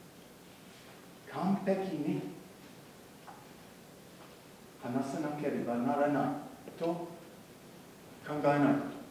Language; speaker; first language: Japanese; non-native, fluent; English